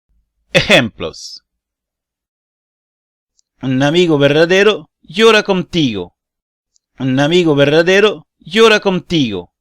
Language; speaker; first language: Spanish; non-native, learner; Portuguese